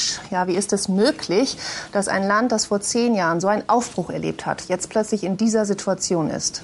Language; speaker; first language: German; native; German